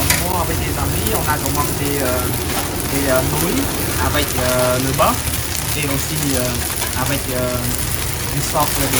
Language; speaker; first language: French; non-native, fluent; Khmer